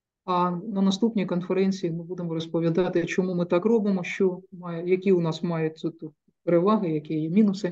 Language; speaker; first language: Ukrainian; native; Ukrainian